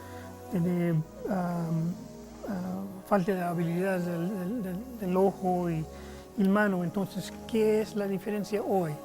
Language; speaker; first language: Spanish; non-native, fluent; English